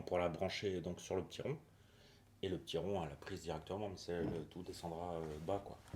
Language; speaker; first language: French; native; French